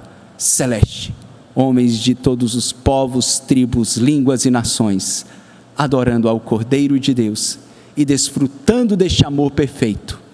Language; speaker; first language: Portuguese; native; Portuguese